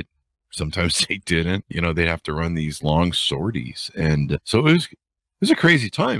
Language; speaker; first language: English; native; English